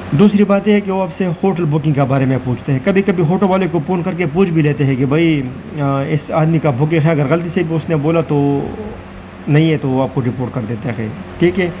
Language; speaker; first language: Urdu; non-native, local second language; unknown